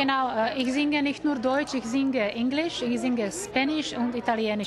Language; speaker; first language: German; non-native, learner; Czech